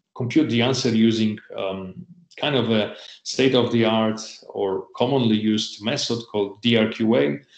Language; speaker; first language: English; non-native, fluent; Polish